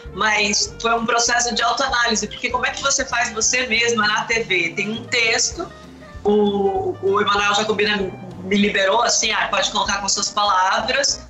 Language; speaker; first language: Portuguese; native; Portuguese